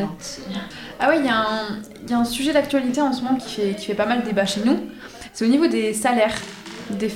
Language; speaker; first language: French; native; French